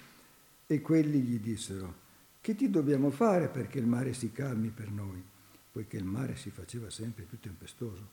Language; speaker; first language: Italian; native; Italian